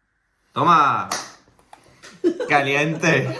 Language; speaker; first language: Spanish; non-native, fluent; French